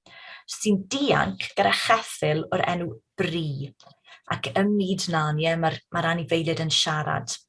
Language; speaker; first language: Welsh; native; Welsh